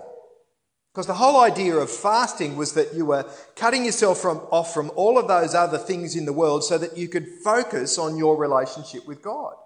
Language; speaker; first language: English; native; English